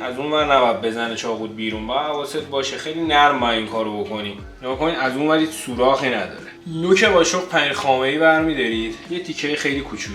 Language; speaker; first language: Persian; native; Persian